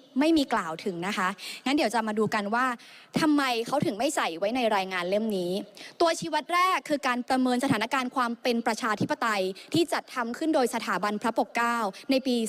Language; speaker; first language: Thai; native; Thai